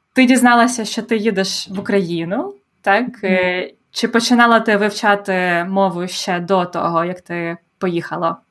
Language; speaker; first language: Ukrainian; native; Ukrainian